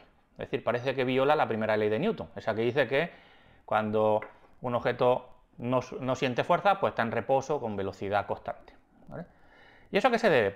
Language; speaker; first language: Spanish; native; Spanish